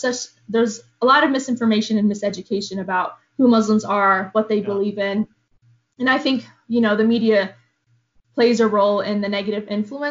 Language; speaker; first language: English; early bilingual, other home language; Arabic